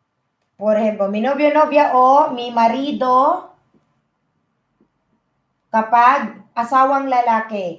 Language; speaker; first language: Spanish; non-native, learner; Filipino